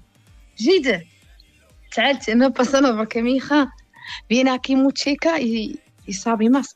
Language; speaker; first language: Spanish; non-native, learner; Arabic